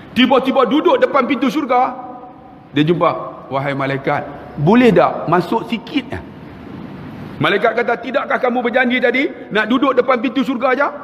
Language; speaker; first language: Malay; native; Malay